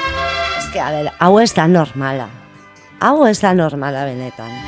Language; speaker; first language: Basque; non-native, local second language; Spanish